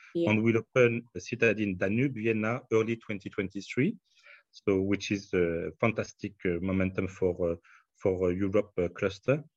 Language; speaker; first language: English; non-native, fluent; French